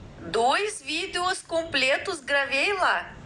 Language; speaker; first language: Portuguese; non-native, fluent; Russian